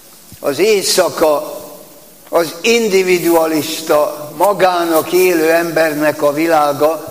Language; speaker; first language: Hungarian; native; Hungarian